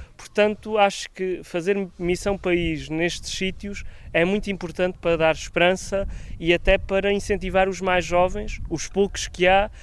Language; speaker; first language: Portuguese; native; Portuguese